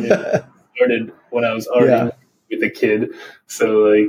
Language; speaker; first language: English; native; English